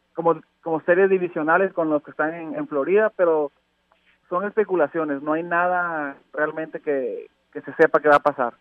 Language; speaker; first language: Spanish; native; Spanish